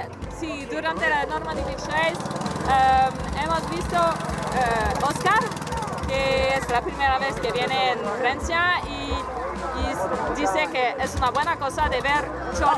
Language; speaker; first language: Spanish; non-native, learner; French